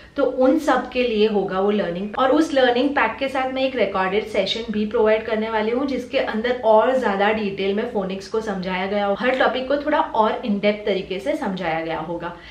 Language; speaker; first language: Hindi; non-native, local second language; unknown